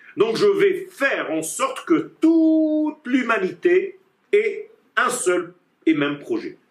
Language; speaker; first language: French; non-native, fluent; Hebrew